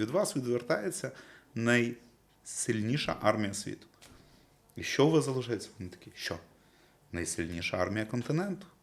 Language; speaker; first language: Ukrainian; non-native, local second language; Russian